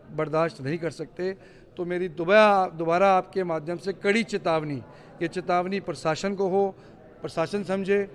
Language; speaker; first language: Hindi; native; Hindi